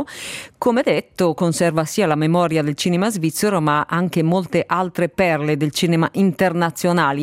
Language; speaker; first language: Italian; native; Italian